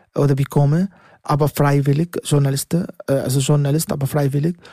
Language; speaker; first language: German; non-native, fluent; Arabic